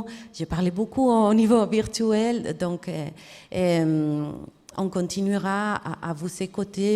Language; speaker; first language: French; non-native, fluent; Spanish